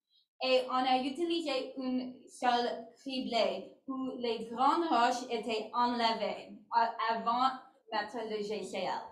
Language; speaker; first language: French; non-native, learner; English